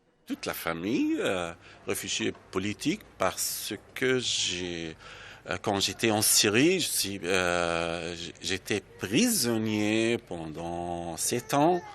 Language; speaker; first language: French; non-native, learner; Arabic